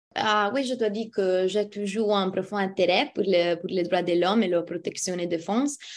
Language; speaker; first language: French; non-native, fluent; Italian